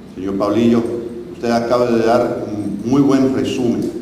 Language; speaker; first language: Spanish; non-native, fluent; English